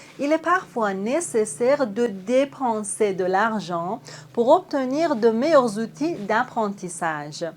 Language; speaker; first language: French; non-native, fluent; Persian